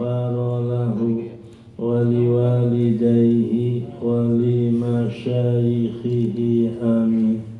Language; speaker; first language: Arabic; non-native, fluent; Indonesian